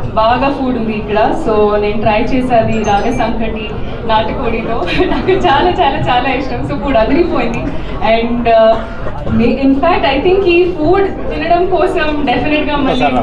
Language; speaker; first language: Telugu; non-native, learner; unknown